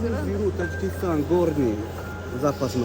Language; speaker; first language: Russian; non-native, local second language; Tajik